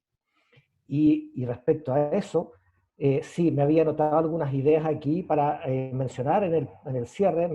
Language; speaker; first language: Spanish; native; Spanish